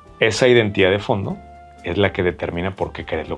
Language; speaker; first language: Spanish; native; Spanish